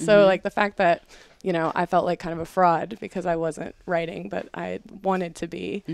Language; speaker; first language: English; native; English